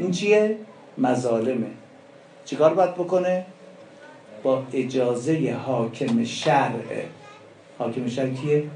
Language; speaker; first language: Persian; non-native, local second language; Azerbaijani